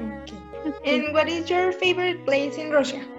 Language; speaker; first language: English; non-native, learner; Spanish